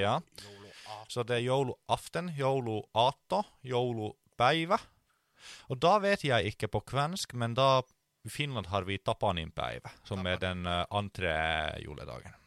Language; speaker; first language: Norwegian; non-native, fluent; Finnish